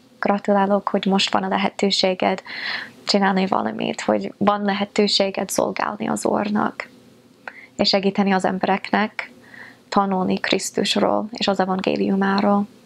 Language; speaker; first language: Hungarian; non-native, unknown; English